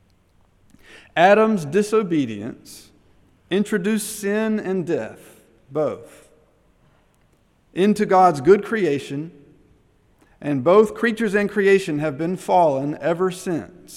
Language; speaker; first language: English; native; English